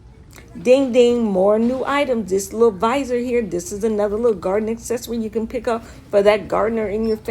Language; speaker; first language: English; native; English